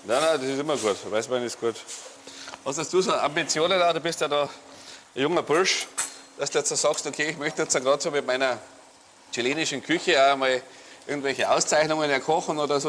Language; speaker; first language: German; native; German